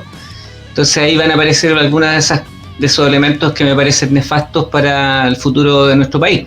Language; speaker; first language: Spanish; native; Spanish